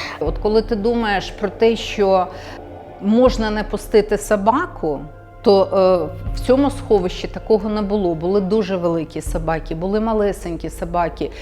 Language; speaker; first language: Ukrainian; native; Ukrainian